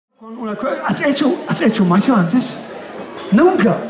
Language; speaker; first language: Spanish; non-native, fluent; German